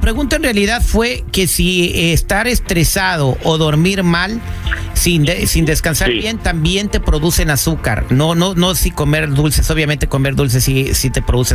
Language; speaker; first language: Spanish; native; Spanish